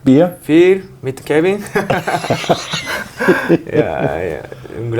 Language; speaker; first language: German; non-native, learner; Japanese